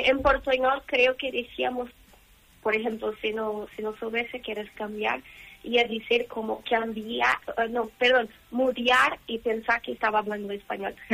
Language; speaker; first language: Spanish; non-native, learner; Portuguese